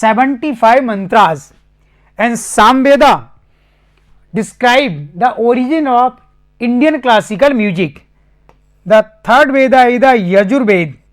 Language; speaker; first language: English; non-native, local second language; Hindi